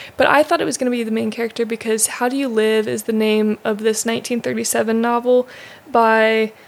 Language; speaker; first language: English; native; English